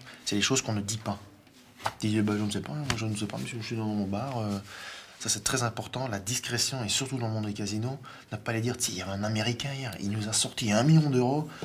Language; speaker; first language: French; native; French